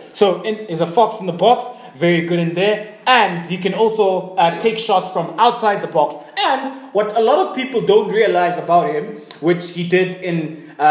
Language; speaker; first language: English; native; English